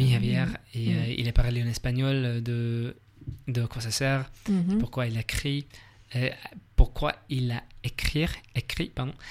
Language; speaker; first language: French; non-native, learner; English